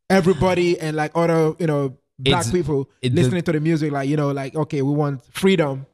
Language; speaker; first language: English; non-native, local second language; Yoruba